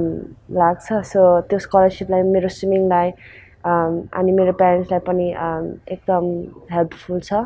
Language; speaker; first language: Nepali; early bilingual, heritage; Nepali